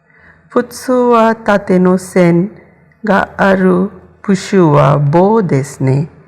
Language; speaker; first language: Japanese; non-native, fluent; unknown